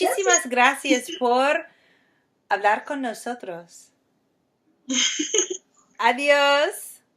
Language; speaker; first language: Spanish; non-native, fluent; English